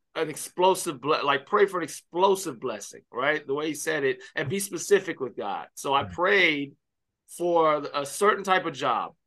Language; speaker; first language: English; native; English